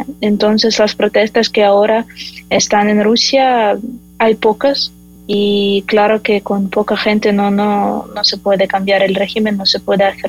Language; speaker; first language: Spanish; non-native, fluent; Ukrainian